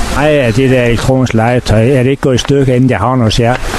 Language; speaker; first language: Danish; native; Danish